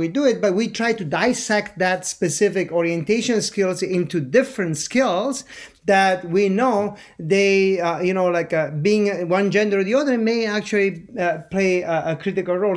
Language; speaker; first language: English; non-native, fluent; Italian